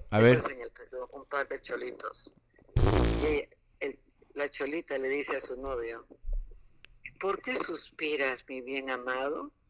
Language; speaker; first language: Spanish; native; Spanish